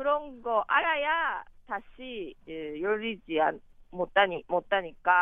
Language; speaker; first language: Korean; non-native, learner; Japanese